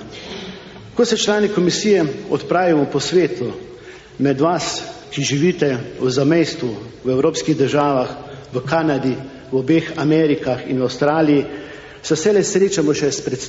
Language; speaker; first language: Slovenian; native; Slovenian